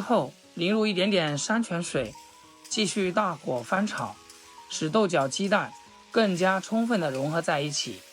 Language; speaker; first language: Chinese; native; Chinese